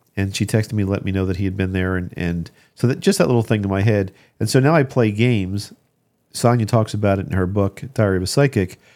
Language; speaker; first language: English; native; English